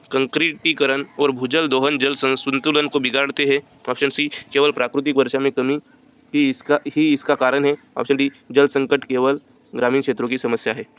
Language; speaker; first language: Hindi; non-native, local second language; Marathi